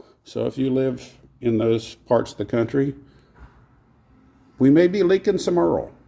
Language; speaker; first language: English; native; English